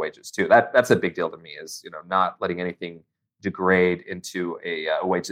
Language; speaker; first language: English; native; English